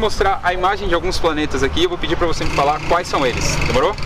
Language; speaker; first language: Portuguese; native; Portuguese